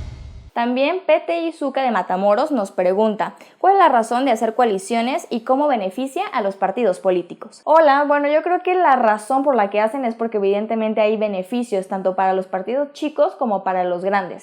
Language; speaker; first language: Spanish; native; Spanish